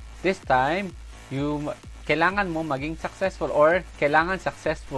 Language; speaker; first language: English; non-native, local second language; Filipino